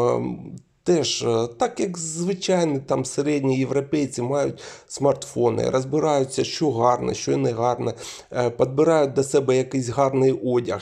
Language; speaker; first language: Ukrainian; non-native, local second language; Russian